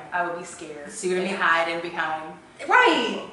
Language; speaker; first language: English; native; English